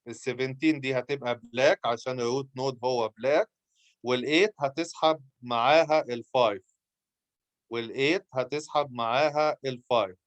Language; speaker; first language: Arabic; native; Arabic